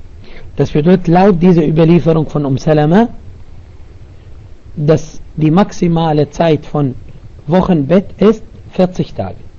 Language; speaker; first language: German; non-native, learner; Arabic